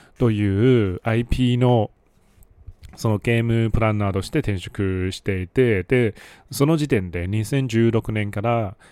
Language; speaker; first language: Japanese; non-native, fluent; Chinese